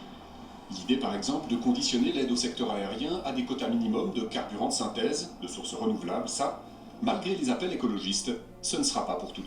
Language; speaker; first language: French; native; French